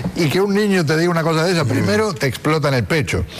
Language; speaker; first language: Spanish; native; Spanish